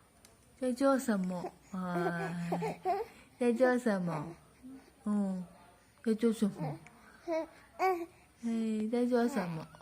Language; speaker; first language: Chinese; non-native, fluent; Indonesian